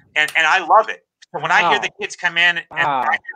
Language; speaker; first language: English; native; English